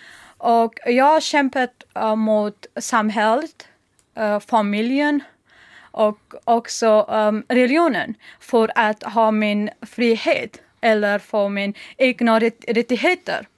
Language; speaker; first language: Swedish; non-native, learner; Persian